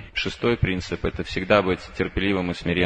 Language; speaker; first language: Russian; native; Russian